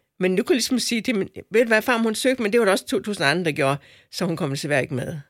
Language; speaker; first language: Danish; native; Danish